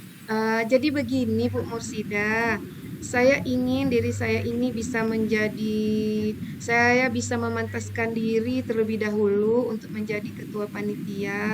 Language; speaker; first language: Indonesian; native; Indonesian